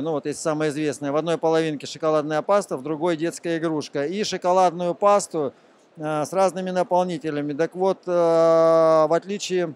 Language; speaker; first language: Russian; native; Russian